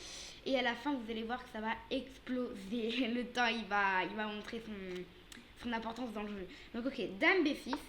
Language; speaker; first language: French; native; French